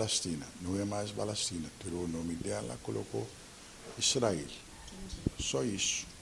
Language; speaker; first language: Portuguese; non-native, fluent; Arabic